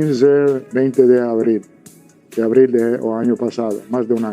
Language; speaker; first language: Portuguese; non-native, learner; Italian